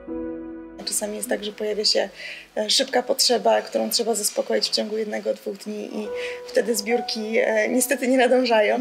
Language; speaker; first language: Polish; native; Polish